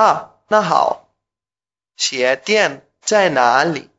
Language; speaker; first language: Chinese; non-native, learner; Spanish